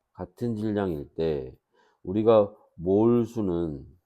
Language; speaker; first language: Korean; native; Korean